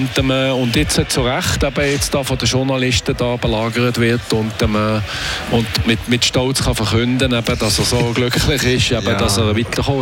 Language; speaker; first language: German; native; German